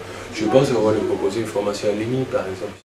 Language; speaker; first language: French; native; French